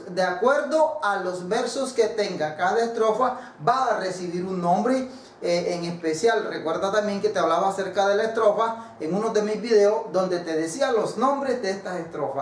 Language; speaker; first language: Spanish; native; Spanish